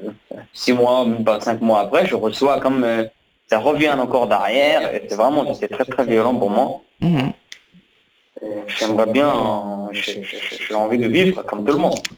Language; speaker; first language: French; non-native, learner; Somali